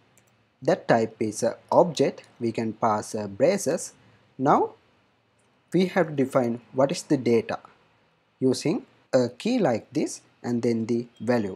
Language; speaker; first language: English; non-native, fluent; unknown